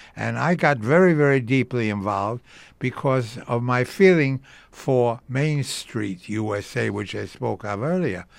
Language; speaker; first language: English; early bilingual, other home language; Yiddish